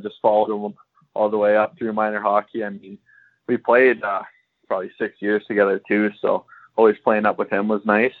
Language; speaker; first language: English; native; English